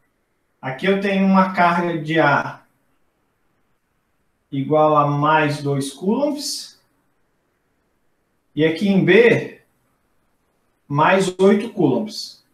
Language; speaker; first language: Portuguese; native; Portuguese